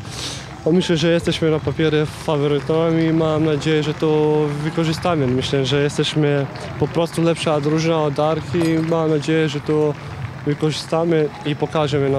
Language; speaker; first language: Polish; non-native, fluent; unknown